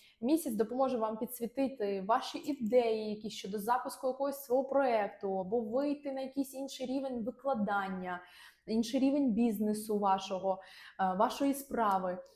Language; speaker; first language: Ukrainian; non-native, local second language; Russian